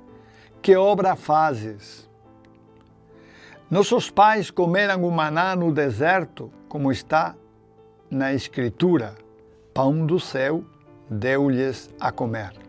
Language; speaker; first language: Portuguese; non-native, fluent; Spanish